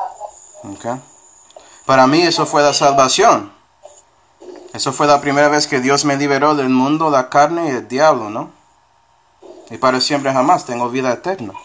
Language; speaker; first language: Spanish; non-native, fluent; English